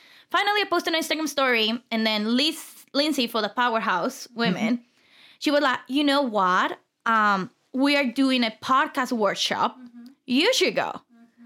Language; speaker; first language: English; non-native, fluent; Spanish